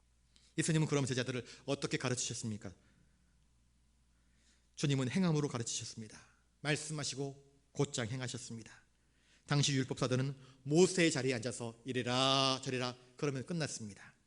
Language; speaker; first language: Korean; native; Korean